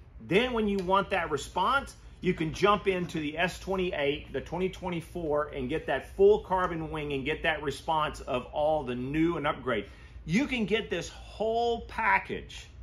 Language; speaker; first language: English; native; English